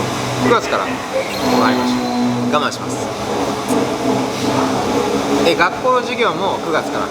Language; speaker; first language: Japanese; native; Japanese